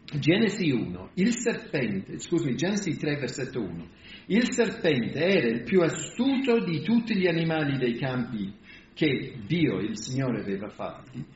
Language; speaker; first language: Italian; non-native, fluent; English